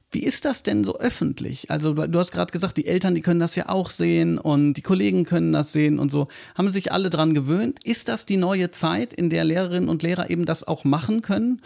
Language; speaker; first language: German; native; German